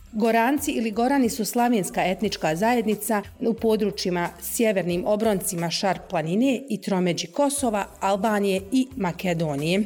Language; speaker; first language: Serbian; native; Serbian